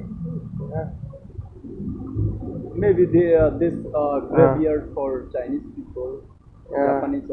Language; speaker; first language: English; non-native, learner; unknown